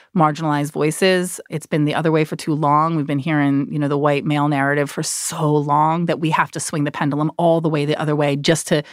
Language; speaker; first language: English; native; English